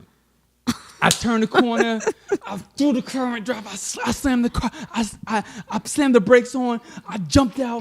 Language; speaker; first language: English; native; English